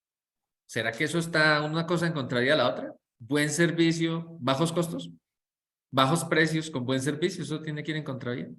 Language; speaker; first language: Spanish; native; Spanish